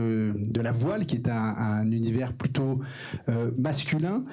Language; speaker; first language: French; native; French